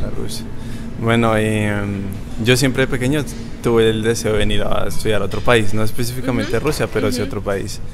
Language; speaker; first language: Spanish; native; Spanish